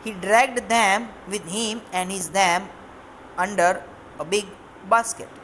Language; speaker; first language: English; non-native, local second language; Gujarati